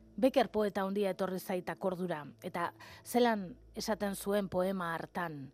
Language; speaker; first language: Basque; native; Basque